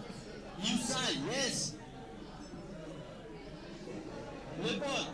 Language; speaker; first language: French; non-native, learner; English